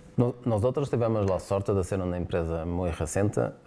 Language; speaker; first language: Spanish; non-native, learner; Portuguese